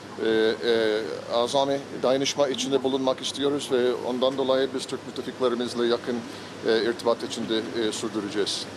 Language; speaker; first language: Turkish; non-native, fluent; English